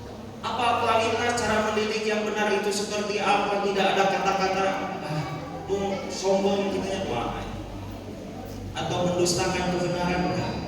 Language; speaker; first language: Indonesian; non-native, local second language; Sundanese